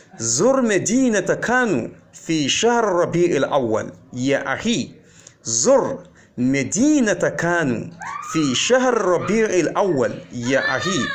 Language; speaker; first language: Arabic; non-native, fluent; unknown